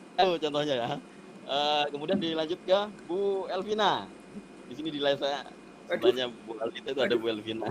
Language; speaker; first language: Indonesian; non-native, local second language; Madurese